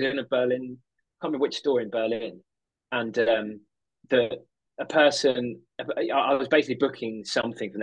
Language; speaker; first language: English; native; English